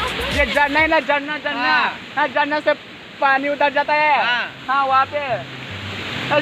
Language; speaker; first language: Hindi; non-native, local second language; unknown